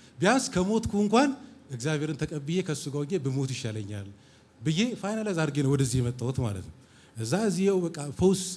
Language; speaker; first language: Amharic; native; Amharic